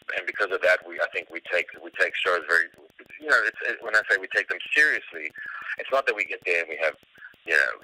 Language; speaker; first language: English; native; English